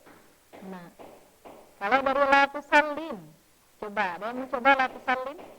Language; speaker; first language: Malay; non-native, local second language; Sundanese